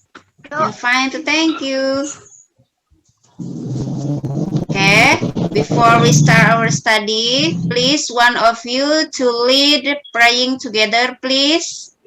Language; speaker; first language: English; non-native, learner; Indonesian